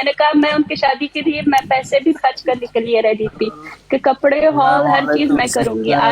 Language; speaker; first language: Hindi; native; Hindi